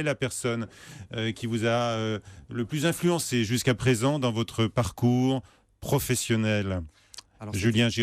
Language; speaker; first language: French; native; French